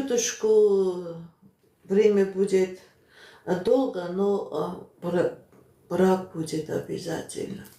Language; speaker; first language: Russian; non-native, fluent; Armenian